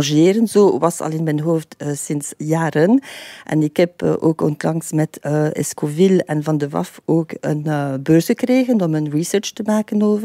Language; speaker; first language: Dutch; non-native, fluent; French